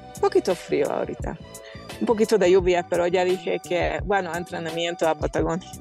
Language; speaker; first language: Spanish; non-native, fluent; Hungarian